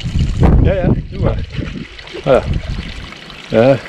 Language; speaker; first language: Dutch; non-native, learner; French